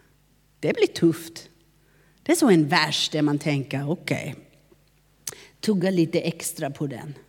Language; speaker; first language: Swedish; non-native, fluent; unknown